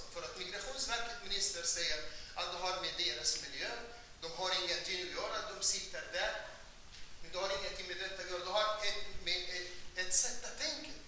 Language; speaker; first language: Swedish; non-native, fluent; Arabic